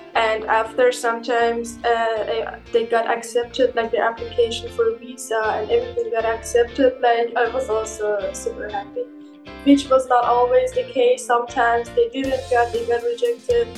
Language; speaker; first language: English; non-native, fluent; Persian